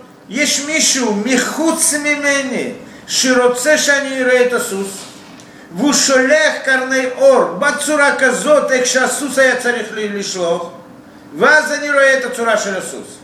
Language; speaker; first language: Hebrew; non-native, fluent; Russian